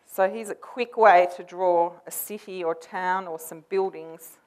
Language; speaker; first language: English; native; English